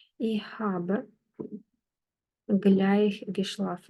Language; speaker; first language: German; non-native, fluent; Ukrainian